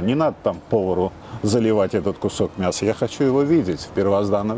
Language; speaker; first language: Russian; native; Russian